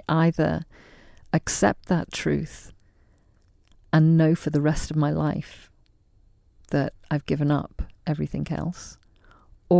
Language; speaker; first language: English; native; English